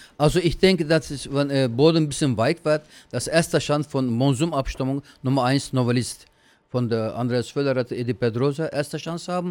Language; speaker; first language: German; non-native, learner; Turkish